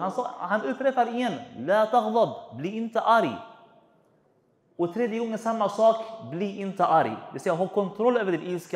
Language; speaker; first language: Swedish; non-native, fluent; Arabic